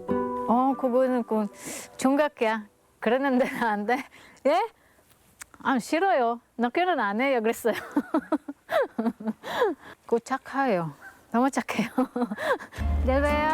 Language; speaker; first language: Korean; non-native, learner; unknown